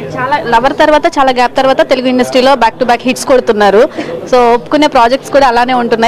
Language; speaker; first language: Telugu; native; Telugu